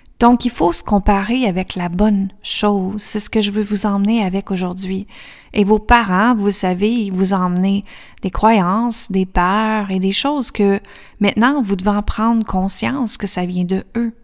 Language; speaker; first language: French; native; French